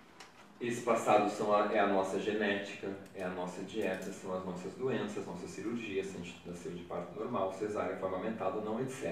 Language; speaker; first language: Portuguese; native; Portuguese